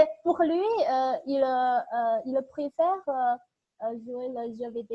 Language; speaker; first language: French; non-native, learner; Chinese